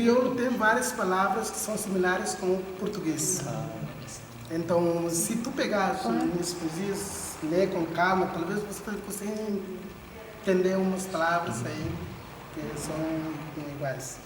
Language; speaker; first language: Portuguese; non-native, local second language; Upper Guinea Crioulo